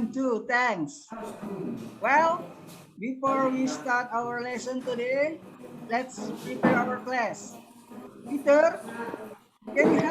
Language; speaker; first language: English; non-native, learner; Indonesian